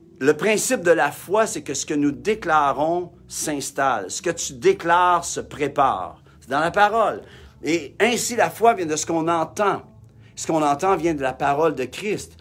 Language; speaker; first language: French; native; French